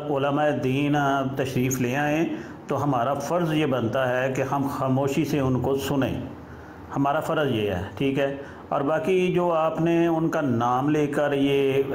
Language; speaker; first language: Urdu; non-native, local second language; Punjabi